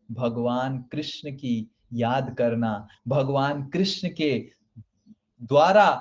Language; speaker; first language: Hindi; non-native, local second language; Odia